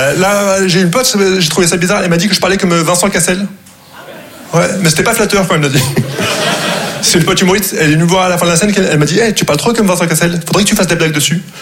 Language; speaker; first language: French; non-native, local second language; Arabic